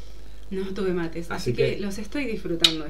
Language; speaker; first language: Spanish; native; Spanish